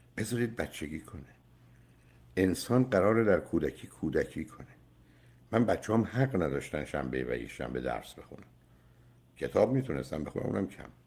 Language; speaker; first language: Persian; native; Persian